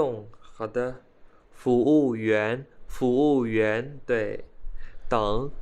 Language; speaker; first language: Chinese; non-native, fluent; Khmer